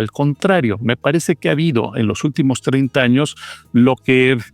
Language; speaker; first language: Spanish; native; Spanish